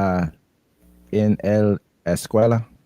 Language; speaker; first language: Spanish; non-native, learner; English